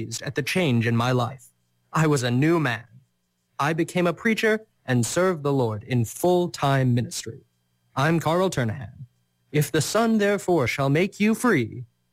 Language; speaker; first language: English; native; English